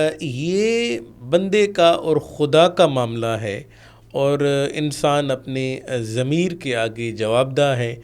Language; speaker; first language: Urdu; non-native, local second language; Sindhi